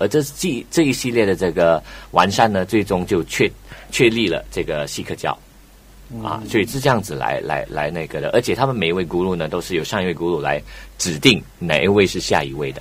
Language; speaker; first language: Chinese; native; Chinese